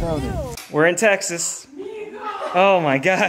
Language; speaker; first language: English; native; English